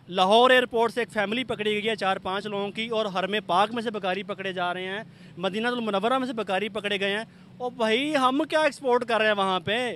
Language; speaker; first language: Urdu; non-native, local second language; Punjabi